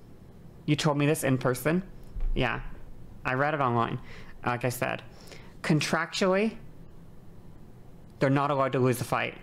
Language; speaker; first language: English; native; English